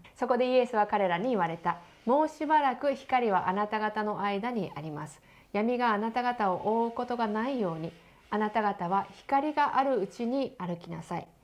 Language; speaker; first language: Japanese; native; Japanese